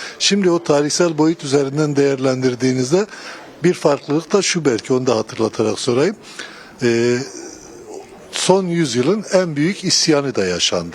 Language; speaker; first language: Turkish; non-native, local second language; Kurdish